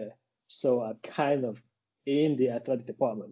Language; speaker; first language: English; non-native, local second language; Cantonese